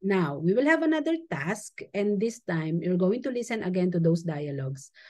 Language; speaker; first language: English; non-native, local second language; Filipino